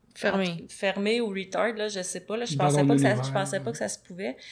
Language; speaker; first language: French; native; French